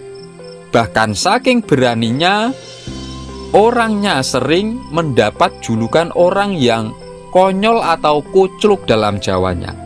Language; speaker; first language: Indonesian; non-native, local second language; Javanese